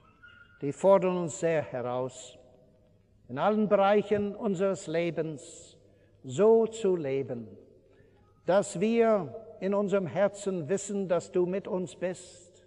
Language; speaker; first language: German; non-native, fluent; English